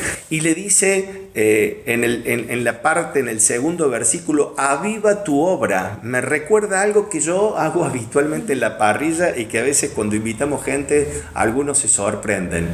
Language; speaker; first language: Spanish; native; Spanish